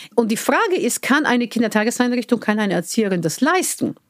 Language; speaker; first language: German; non-native, fluent; Bulgarian